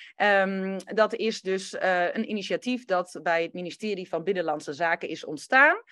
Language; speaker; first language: Dutch; early bilingual, other home language; Romanian